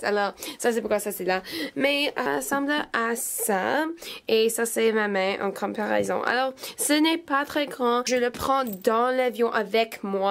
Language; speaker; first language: French; non-native, fluent; English